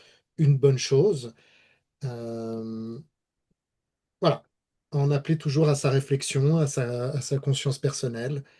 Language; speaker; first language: French; native; French